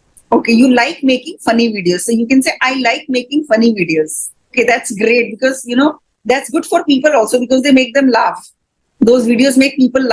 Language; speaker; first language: English; non-native, fluent; Hindi